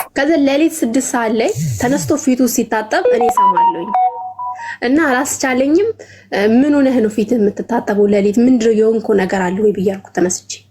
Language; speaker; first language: Amharic; native; Amharic